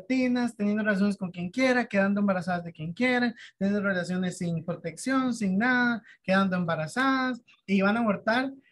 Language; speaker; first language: Spanish; native; Spanish